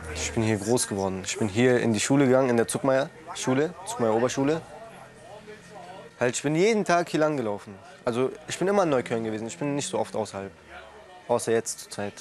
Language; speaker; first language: German; early bilingual, other home language; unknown